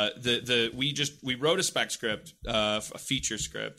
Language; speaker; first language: English; native; English